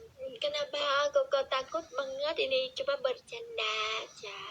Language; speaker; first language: Indonesian; non-native, learner; Vietnamese